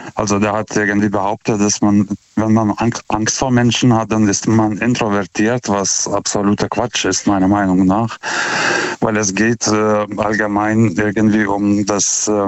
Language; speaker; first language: German; non-native, fluent; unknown